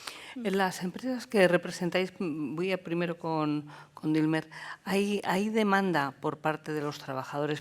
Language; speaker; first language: Spanish; native; Spanish